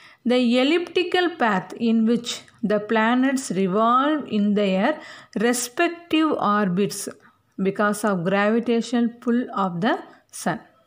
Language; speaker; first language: English; non-native, local second language; Tamil